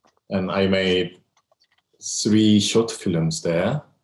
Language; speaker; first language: English; non-native, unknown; Korean